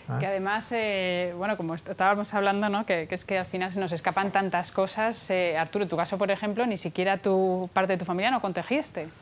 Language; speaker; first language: Spanish; native; Spanish